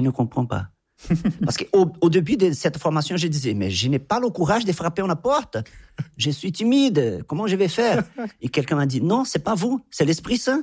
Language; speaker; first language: French; non-native, fluent; Portuguese